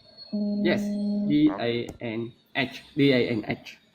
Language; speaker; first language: English; non-native, learner; Vietnamese